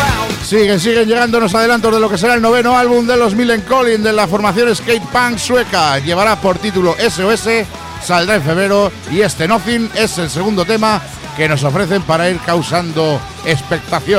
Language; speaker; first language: Spanish; native; Spanish